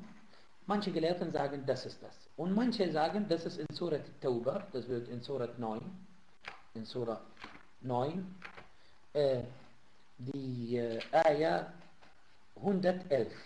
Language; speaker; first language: German; non-native, fluent; Arabic